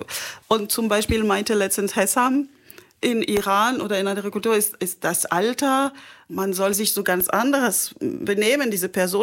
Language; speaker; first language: German; non-native, fluent; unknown